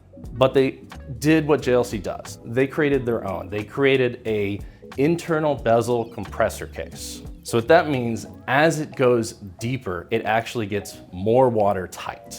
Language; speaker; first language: English; native; English